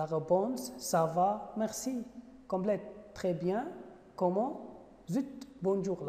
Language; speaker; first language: French; non-native, fluent; Arabic